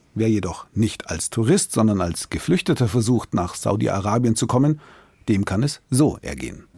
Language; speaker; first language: German; native; German